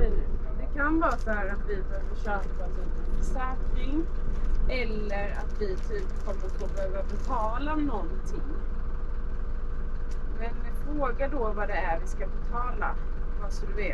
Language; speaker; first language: Swedish; native; Swedish